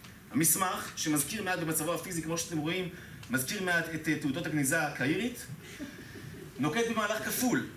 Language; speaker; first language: Hebrew; native; Hebrew